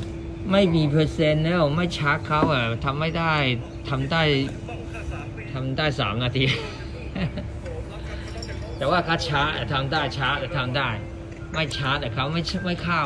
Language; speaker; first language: Thai; non-native, learner; Chinese